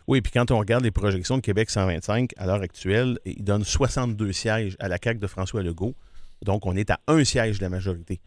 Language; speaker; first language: French; native; French